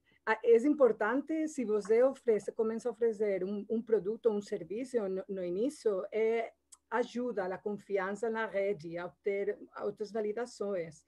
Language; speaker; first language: Portuguese; non-native, learner; Spanish